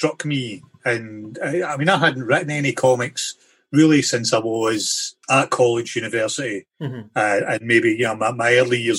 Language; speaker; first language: English; native; English